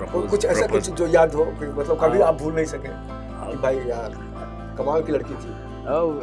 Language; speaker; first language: Hindi; native; Hindi